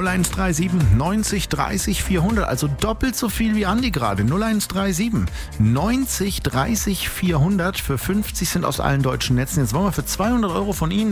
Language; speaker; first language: German; native; German